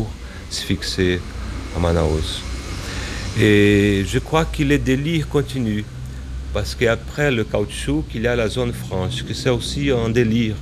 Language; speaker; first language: French; non-native, fluent; Portuguese